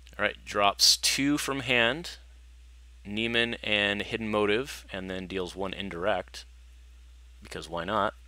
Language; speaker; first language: English; native; English